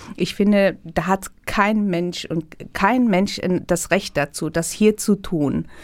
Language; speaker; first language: German; non-native, fluent; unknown